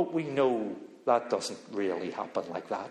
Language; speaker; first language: English; native; English